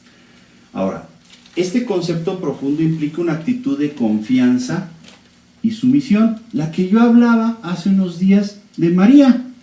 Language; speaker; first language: Spanish; native; Spanish